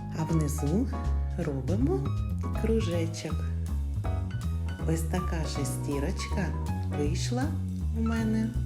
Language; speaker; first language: Ukrainian; native; Ukrainian